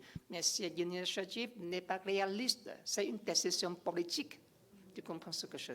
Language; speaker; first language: French; non-native, learner; English